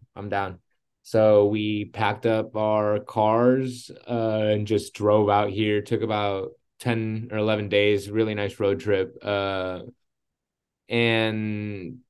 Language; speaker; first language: English; early bilingual, other home language; Spanish